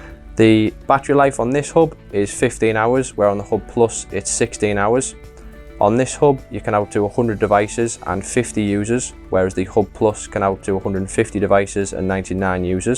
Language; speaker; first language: English; native; English